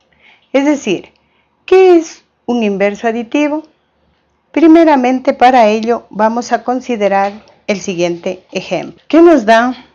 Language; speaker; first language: Spanish; native; Spanish